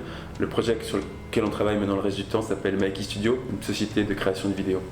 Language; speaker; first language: French; native; French